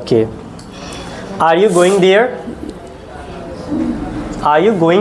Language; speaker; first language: English; non-native, local second language; Hindi